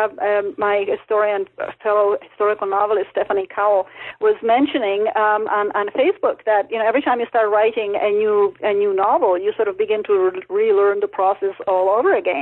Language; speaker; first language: English; non-native, fluent; Czech